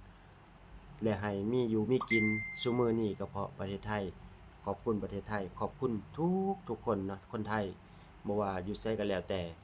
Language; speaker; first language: Thai; non-native, local second language; Lao